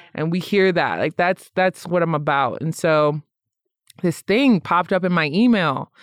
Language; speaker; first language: English; native; English